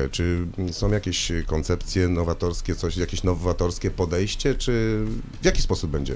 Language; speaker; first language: Polish; native; Polish